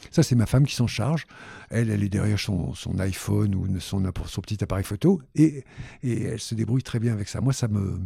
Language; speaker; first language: French; native; French